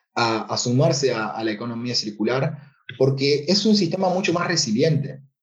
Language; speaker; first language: Spanish; native; Spanish